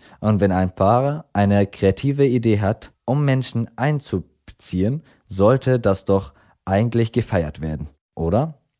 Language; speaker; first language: German; non-native, fluent; Arabic